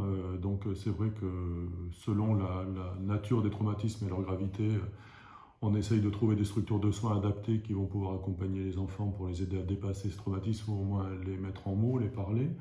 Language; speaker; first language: French; native; French